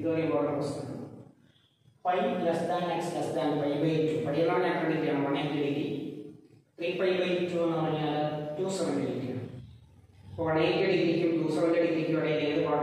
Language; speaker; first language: English; non-native, local second language; Malayalam